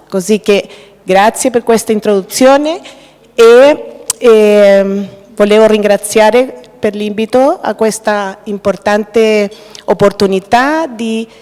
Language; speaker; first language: Italian; early bilingual, other home language; Spanish